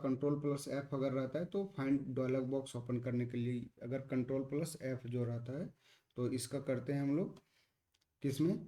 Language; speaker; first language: Hindi; native; Hindi